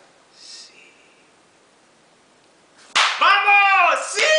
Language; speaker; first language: Spanish; non-native, learner; English